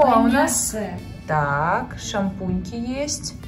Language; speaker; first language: Russian; native; Russian